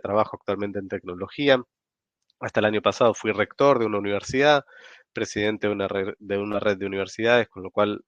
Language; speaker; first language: Spanish; native; Spanish